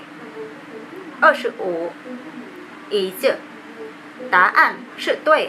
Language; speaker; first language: Chinese; non-native, learner; Vietnamese